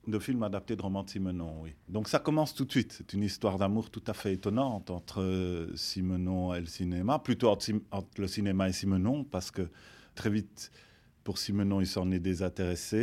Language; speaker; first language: French; native; French